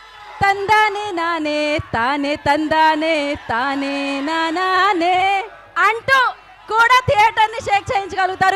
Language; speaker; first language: Telugu; native; Telugu